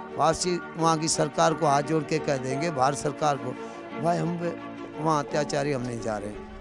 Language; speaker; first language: Urdu; non-native, local second language; Sindhi